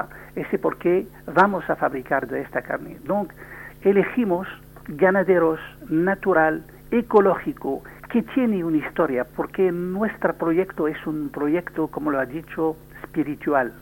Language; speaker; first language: Spanish; non-native, learner; French